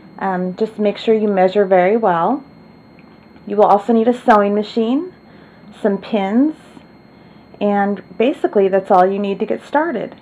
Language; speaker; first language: English; native; English